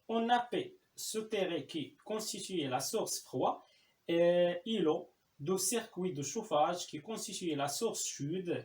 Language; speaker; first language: French; non-native, local second language; Arabic